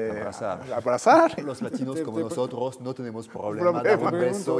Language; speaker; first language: Spanish; non-native, fluent; French